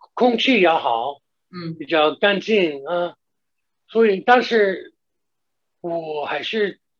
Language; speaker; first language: Chinese; non-native, fluent; English